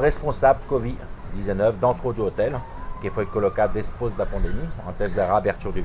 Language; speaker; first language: Portuguese; non-native, fluent; French